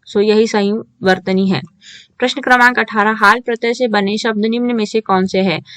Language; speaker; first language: Hindi; native; Hindi